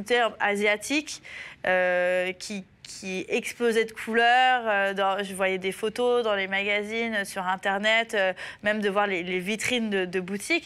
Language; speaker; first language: French; native; French